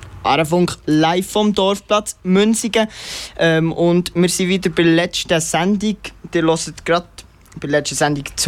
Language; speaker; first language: German; native; German